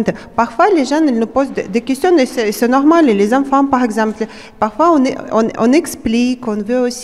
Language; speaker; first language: French; non-native, fluent; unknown